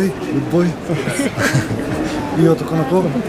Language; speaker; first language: English; non-native, learner; Greek